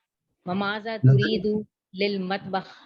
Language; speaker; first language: Arabic; non-native, learner; Urdu